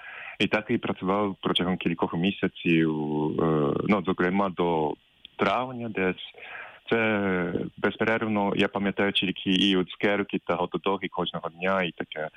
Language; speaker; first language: Ukrainian; non-native, fluent; Japanese